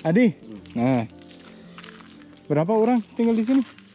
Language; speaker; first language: Indonesian; non-native, learner; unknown